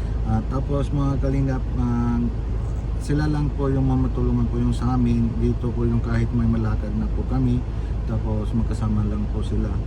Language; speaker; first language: Filipino; non-native, learner; Punjabi